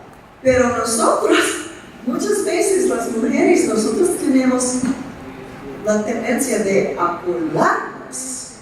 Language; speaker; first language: Spanish; non-native, fluent; English